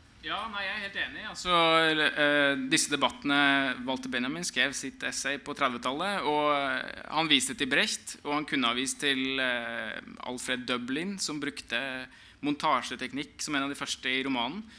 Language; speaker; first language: Norwegian; native; Norwegian